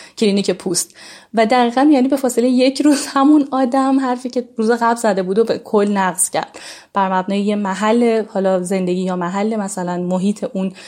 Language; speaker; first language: Persian; native; Persian